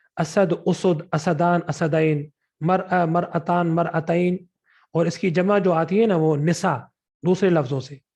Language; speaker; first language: Urdu; non-native, local second language; Sindhi